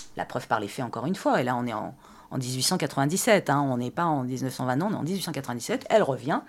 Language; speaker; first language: French; early bilingual, other home language; Persian